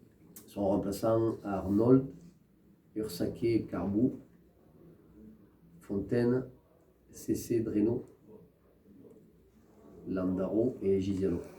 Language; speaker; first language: French; native; French